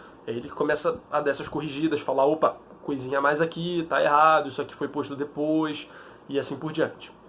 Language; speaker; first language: Portuguese; native; Portuguese